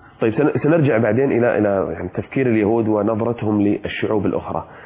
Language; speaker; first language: Arabic; native; Arabic